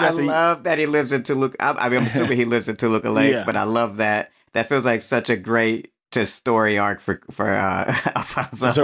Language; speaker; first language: English; native; English